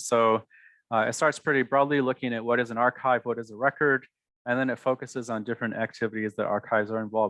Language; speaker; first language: English; native; English